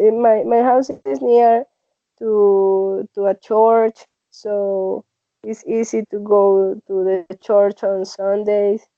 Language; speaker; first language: English; non-native, learner; Spanish